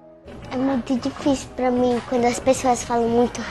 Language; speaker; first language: Portuguese; early bilingual, heritage; Portuguese